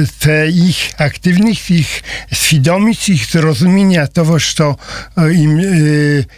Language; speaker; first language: Ukrainian; non-native, learner; Polish